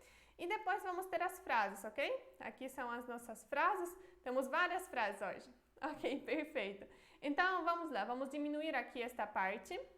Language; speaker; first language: Portuguese; non-native, fluent; Polish